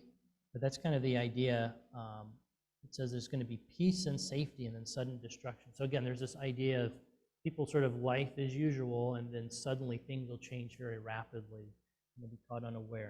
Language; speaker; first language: English; native; English